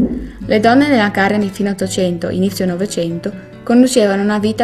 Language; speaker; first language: Italian; native; Italian